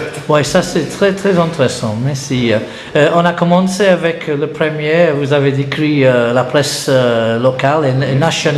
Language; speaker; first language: French; non-native, learner; English